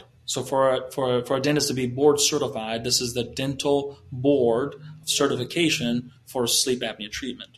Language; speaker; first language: English; native; English